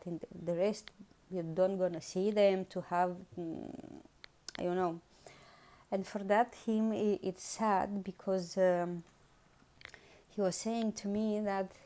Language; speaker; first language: English; non-native, learner; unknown